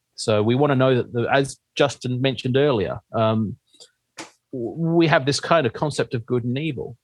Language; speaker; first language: English; native; English